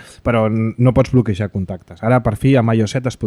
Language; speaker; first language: Catalan; native; Catalan